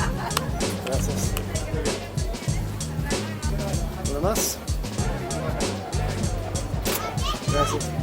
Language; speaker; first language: Spanish; non-native, learner; English